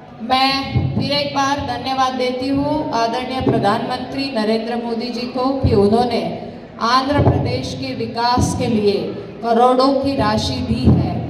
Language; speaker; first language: Hindi; non-native, local second language; Marathi